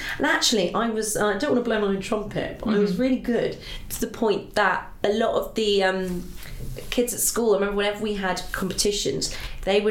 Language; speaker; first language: English; native; English